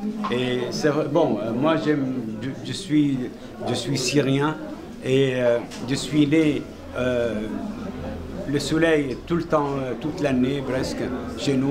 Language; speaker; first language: French; non-native, fluent; Arabic